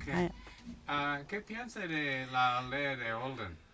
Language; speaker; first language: Spanish; non-native, learner; English